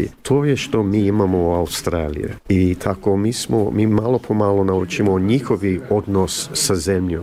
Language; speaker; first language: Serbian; early bilingual, heritage; Croatian